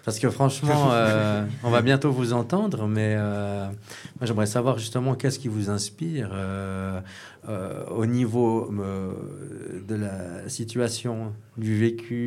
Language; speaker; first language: French; native; French